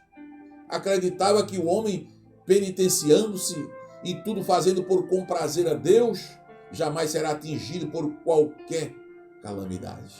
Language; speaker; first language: Portuguese; native; Portuguese